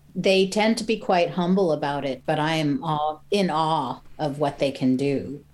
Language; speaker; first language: English; native; English